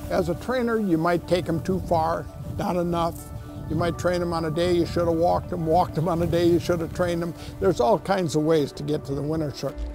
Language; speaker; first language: English; native; English